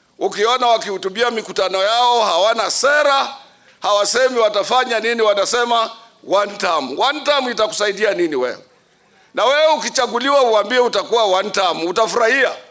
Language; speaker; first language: Swahili; non-native, local second language; Luyia